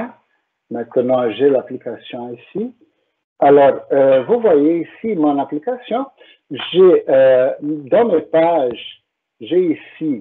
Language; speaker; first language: French; non-native, fluent; Portuguese